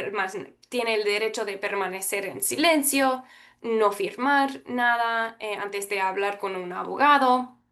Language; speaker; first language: Spanish; early bilingual, heritage; Spanish